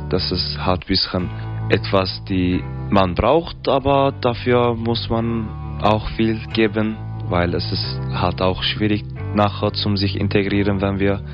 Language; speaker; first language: German; non-native, fluent; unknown